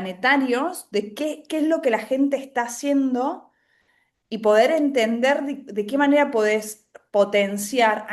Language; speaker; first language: Spanish; native; Spanish